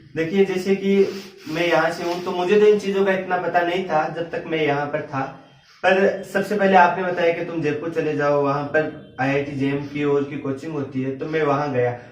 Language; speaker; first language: Hindi; native; Hindi